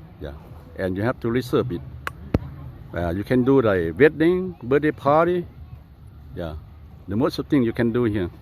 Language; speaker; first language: English; non-native, fluent; Lao